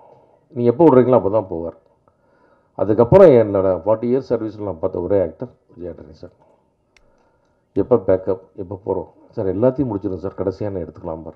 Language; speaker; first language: Tamil; native; Tamil